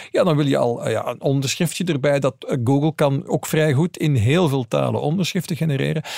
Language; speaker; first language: Dutch; native; Dutch